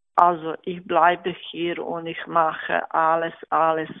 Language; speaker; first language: German; non-native, fluent; Serbian